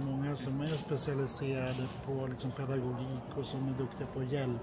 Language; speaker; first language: Swedish; native; Swedish